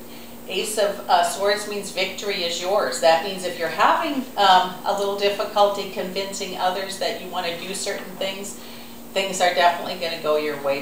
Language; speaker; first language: English; native; English